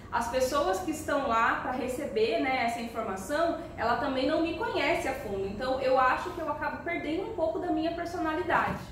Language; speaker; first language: Portuguese; native; Portuguese